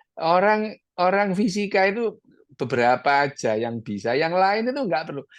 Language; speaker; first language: Indonesian; early bilingual, other home language; Arabic